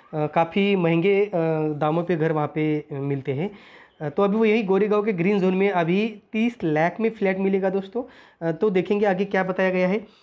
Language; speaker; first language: Hindi; non-native, local second language; Marathi